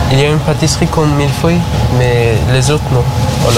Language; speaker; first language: French; non-native, learner; Persian